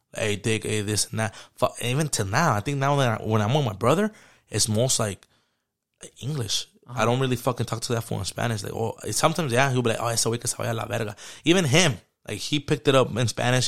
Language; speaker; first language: English; early bilingual, other home language; Spanish